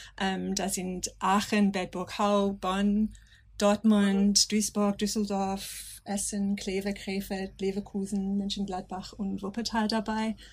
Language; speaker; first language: German; non-native, fluent; English